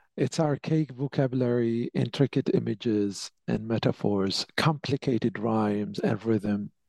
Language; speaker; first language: English; non-native, fluent; Arabic